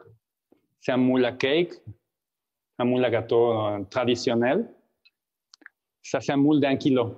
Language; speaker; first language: French; non-native, fluent; Spanish